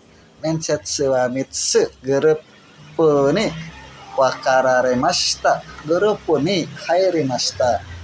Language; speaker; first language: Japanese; non-native, learner; Indonesian